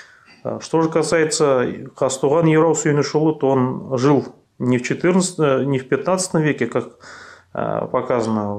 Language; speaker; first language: Russian; native; Russian